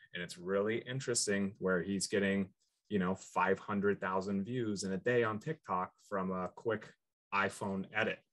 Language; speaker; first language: English; native; English